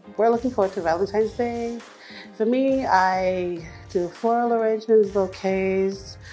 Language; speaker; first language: English; non-native, fluent; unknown